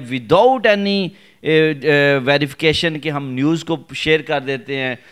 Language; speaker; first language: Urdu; non-native, local second language; Punjabi